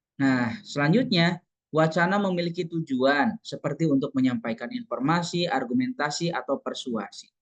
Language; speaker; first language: Indonesian; non-native, local second language; Sundanese